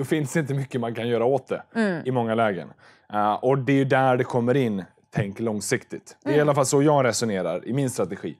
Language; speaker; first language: Swedish; native; Swedish